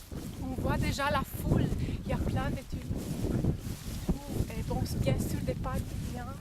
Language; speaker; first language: French; non-native, fluent; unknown